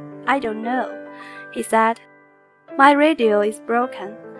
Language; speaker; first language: English; non-native, fluent; Chinese